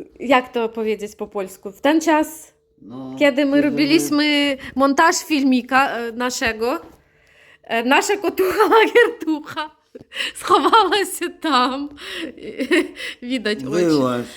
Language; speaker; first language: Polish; non-native, learner; Ukrainian